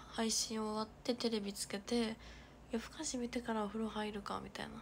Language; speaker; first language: Japanese; native; Japanese